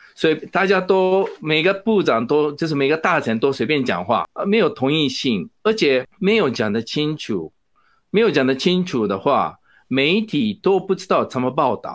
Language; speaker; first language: Chinese; non-native, fluent; Japanese